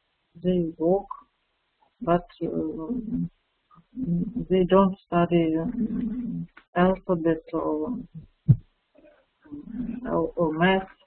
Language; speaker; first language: English; non-native, fluent; Russian